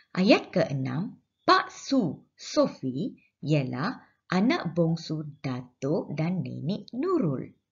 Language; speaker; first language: Malay; non-native, local second language; Tamil